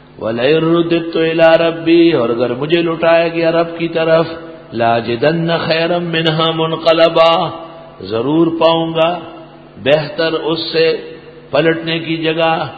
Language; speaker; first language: Urdu; non-native, local second language; Pashto